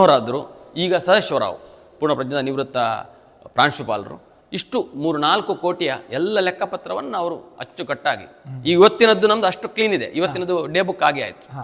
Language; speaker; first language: Kannada; native; Kannada